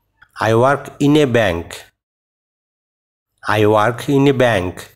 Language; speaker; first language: English; non-native, fluent; Bangla